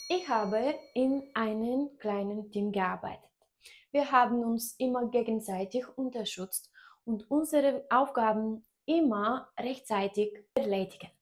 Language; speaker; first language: German; non-native, fluent; Bulgarian